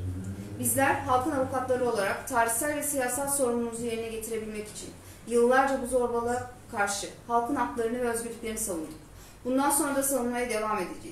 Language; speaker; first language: Turkish; native; Turkish